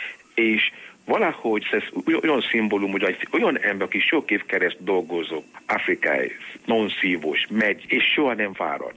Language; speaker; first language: Hungarian; non-native, learner; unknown